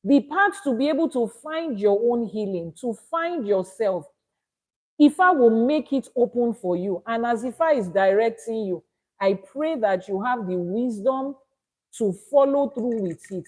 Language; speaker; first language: English; non-native, local second language; Yoruba